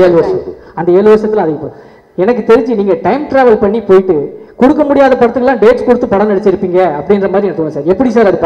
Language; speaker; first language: Tamil; native; Tamil